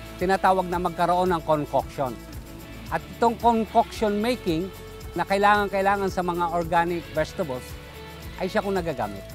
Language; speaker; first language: Filipino; native; Filipino